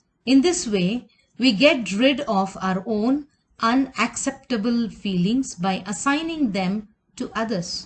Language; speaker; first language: English; non-native, local second language; Kannada